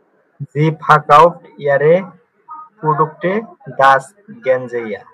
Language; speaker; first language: German; non-native, learner; Bangla